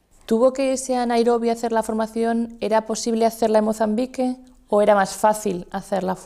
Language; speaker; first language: Spanish; native; Spanish